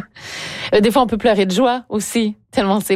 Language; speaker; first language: French; native; French